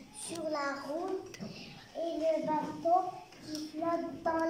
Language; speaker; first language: French; non-native, learner; Arabic